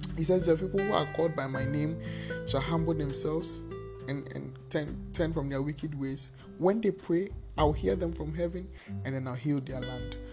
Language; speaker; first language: English; non-native, local second language; Akan